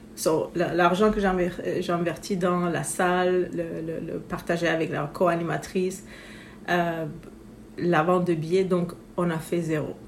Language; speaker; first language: French; non-native, fluent; Romanian